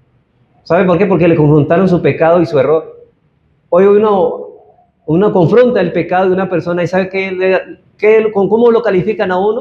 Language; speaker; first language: Spanish; native; Spanish